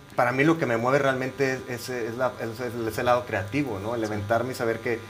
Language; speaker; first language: Spanish; native; Spanish